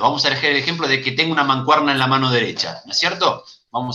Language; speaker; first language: Spanish; native; Spanish